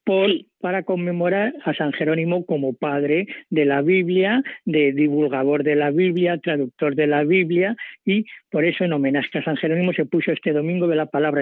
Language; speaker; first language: Spanish; native; Spanish